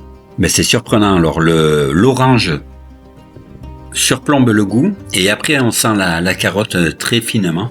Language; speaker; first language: French; native; French